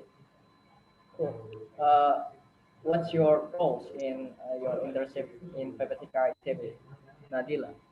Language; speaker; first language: English; non-native, learner; Indonesian